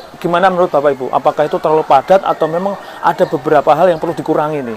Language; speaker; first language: Indonesian; native; Indonesian